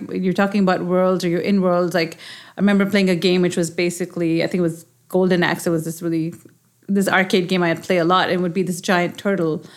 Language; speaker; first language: English; non-native, local second language; Urdu